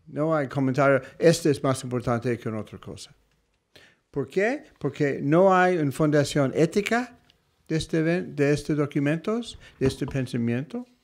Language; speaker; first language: Spanish; non-native, fluent; English